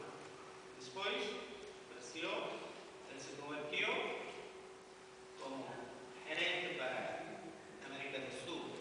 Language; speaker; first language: Spanish; non-native, learner; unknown